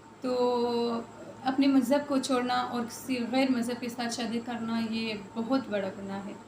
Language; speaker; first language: Urdu; non-native, local second language; Pashto